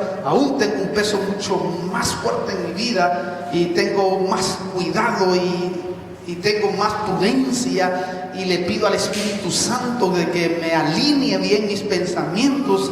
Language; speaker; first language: Spanish; native; Spanish